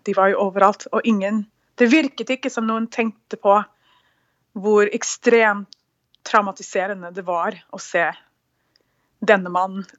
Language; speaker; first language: Norwegian; non-native, fluent; English